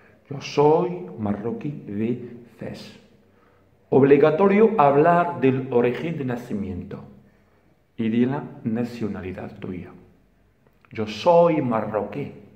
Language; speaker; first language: Spanish; non-native, fluent; Arabic